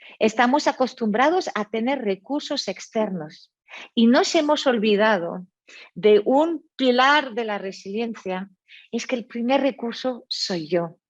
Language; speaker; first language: Spanish; non-native, fluent; French